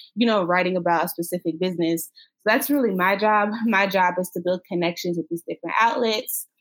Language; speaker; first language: English; native; English